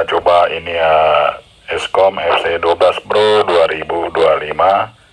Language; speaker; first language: Indonesian; native; Indonesian